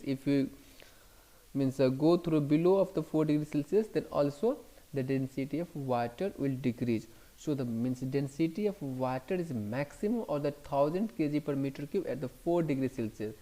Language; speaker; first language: English; non-native, local second language; Hindi